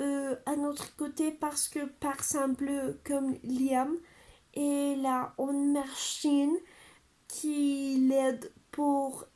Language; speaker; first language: French; non-native, learner; Spanish